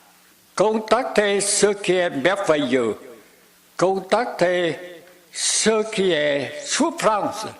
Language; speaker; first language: French; non-native, fluent; Vietnamese